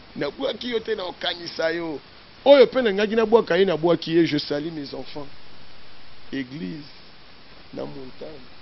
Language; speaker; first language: Lingala; native; Lingala